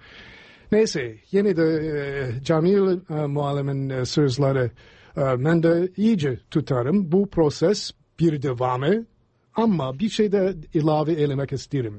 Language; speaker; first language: Turkish; non-native, fluent; English